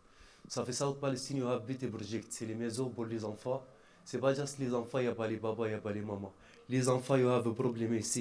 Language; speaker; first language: French; non-native, learner; Arabic